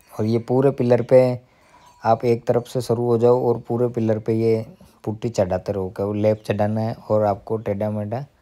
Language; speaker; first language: Hindi; native; Hindi